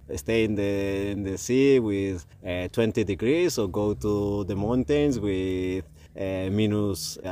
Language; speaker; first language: English; non-native, learner; Spanish